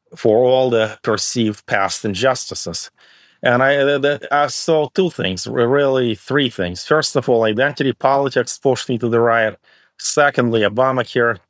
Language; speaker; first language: English; early bilingual, other home language; Russian